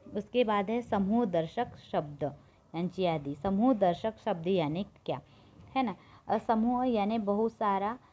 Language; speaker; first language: Hindi; non-native, local second language; Marathi